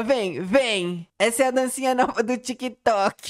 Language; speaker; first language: Portuguese; native; Portuguese